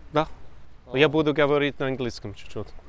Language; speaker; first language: Russian; non-native, learner; English